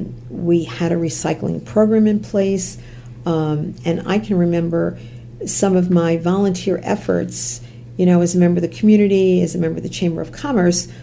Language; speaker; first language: English; native; English